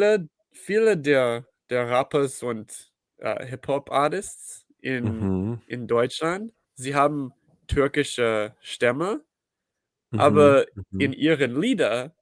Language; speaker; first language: German; non-native, learner; English